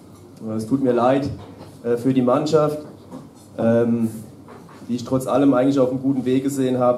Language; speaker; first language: German; native; German